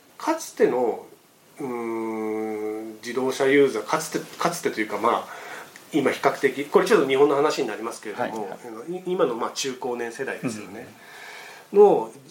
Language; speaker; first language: Japanese; native; Japanese